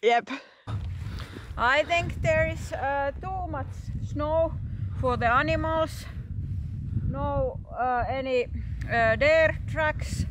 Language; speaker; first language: English; non-native, fluent; Finnish